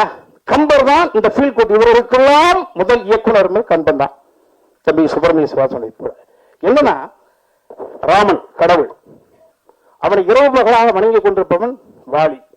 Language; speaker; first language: Tamil; native; Tamil